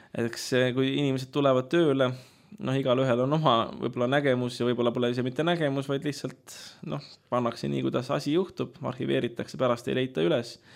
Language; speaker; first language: Estonian; native; Estonian